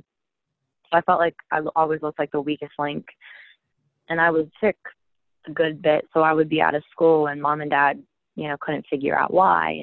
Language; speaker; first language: English; native; English